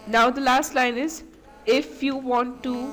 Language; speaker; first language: English; non-native, local second language; Hindi